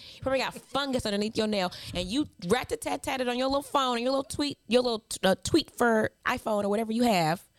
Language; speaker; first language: English; early bilingual, other home language; Yoruba